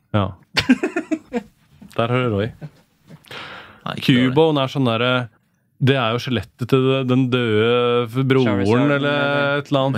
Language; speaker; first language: Norwegian; native; Norwegian